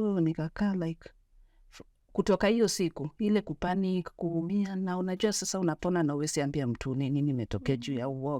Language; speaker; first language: Swahili; native; Swahili